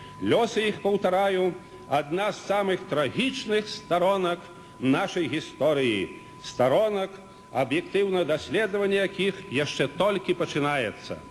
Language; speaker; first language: Belarusian; native; Belarusian